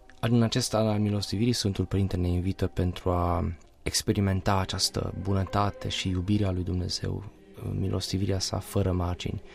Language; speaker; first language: Romanian; non-native, local second language; Hungarian